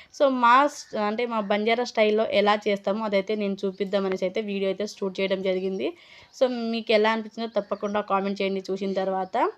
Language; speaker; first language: Telugu; non-native, local second language; Lambadi